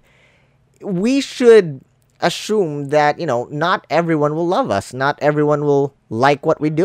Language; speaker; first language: English; non-native, local second language; Filipino